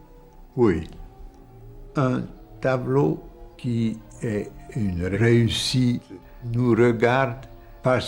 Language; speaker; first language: French; non-native, fluent; Hungarian